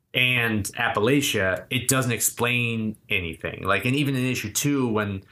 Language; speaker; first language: English; native; English